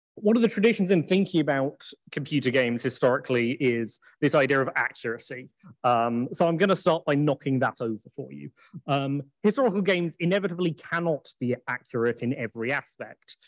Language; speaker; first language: English; native; English